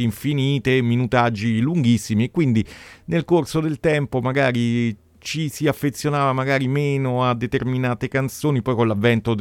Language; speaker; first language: Italian; native; Italian